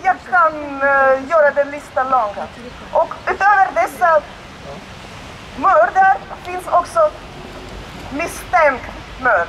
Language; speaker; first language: Swedish; non-native, learner; Russian